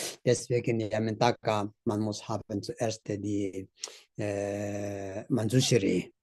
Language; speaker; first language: German; non-native, learner; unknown